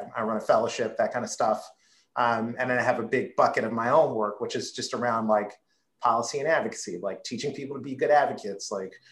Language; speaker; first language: English; native; English